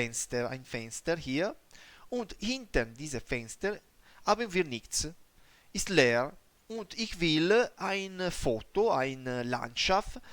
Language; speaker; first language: German; non-native, learner; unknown